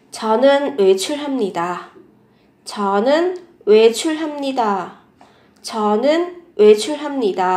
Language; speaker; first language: Korean; non-native, fluent; Vietnamese